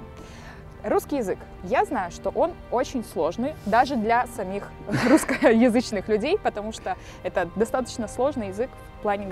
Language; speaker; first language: Russian; native; Russian